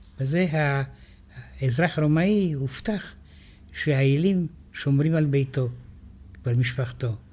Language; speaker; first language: Hebrew; non-native, fluent; Romanian